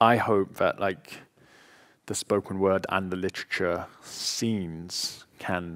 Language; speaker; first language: English; native; English